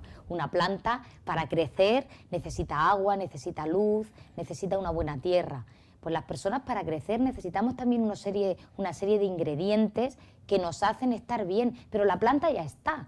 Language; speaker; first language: Spanish; native; Spanish